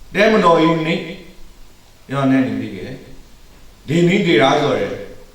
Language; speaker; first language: Burmese; native; Burmese